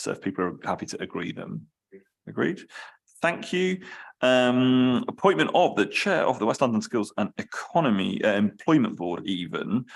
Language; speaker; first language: English; native; English